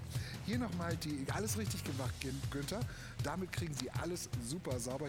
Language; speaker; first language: German; native; German